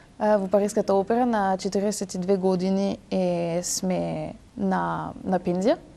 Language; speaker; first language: Macedonian; early bilingual, heritage; French